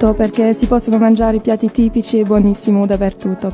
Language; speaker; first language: Italian; non-native, fluent; French